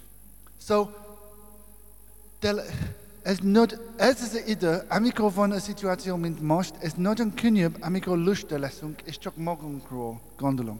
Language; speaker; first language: Hungarian; non-native, learner; English